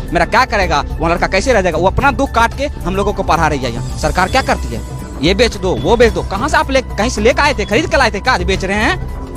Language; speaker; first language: Hindi; native; Hindi